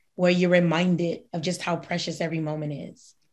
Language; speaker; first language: English; native; English